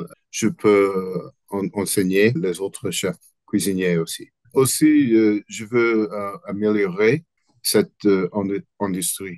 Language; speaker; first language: French; non-native, learner; English